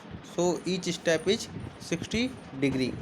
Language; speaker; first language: English; non-native, local second language; Hindi